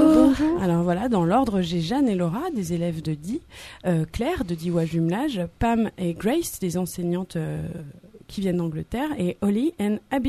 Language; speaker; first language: French; native; French